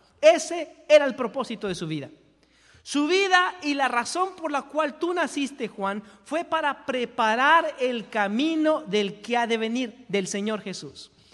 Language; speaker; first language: Spanish; native; Spanish